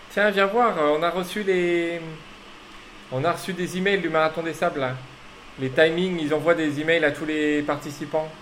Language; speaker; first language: French; native; French